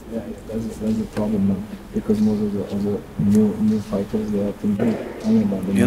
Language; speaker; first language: English; non-native, learner; Serbian